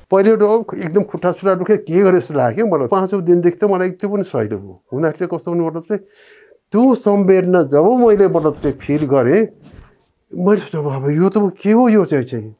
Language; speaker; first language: Nepali; non-native, local second language; Newari